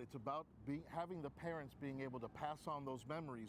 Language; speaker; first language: English; early bilingual, other home language; Spanish